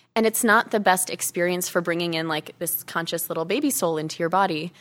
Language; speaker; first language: English; native; English